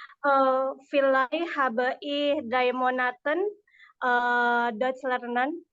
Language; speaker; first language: German; non-native, learner; Indonesian